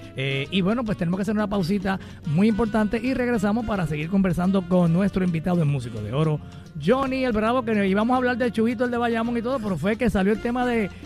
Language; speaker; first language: Spanish; native; Spanish